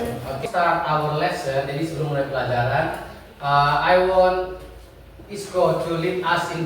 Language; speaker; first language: English; non-native, learner; Indonesian